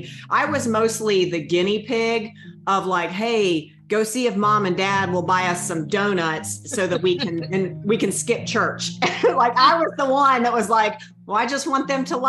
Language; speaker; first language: English; native; English